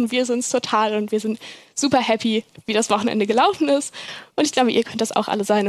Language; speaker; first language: German; native; German